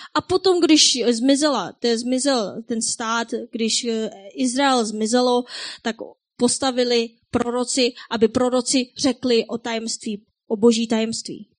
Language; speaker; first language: Czech; non-native, fluent; Korean